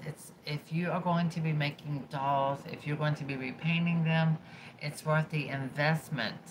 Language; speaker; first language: English; early bilingual, other home language; Spanish